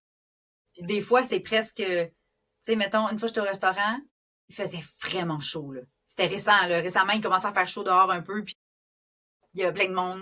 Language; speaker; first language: French; native; French